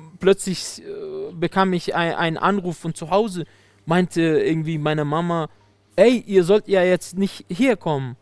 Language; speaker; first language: German; non-native, fluent; Persian